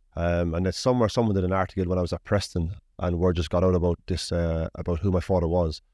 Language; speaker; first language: English; native; English